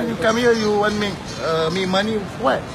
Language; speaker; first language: English; non-native, local second language; Malay